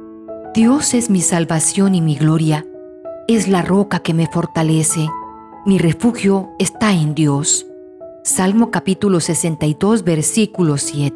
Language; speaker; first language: Spanish; native; Spanish